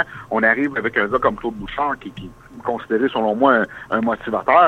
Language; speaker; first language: French; native; French